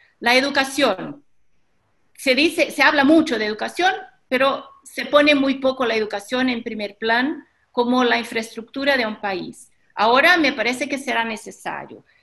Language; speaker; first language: Spanish; non-native, fluent; Portuguese